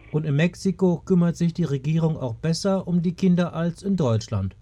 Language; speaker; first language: German; native; German